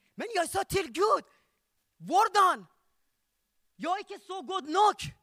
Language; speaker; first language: Norwegian; non-native, learner; Persian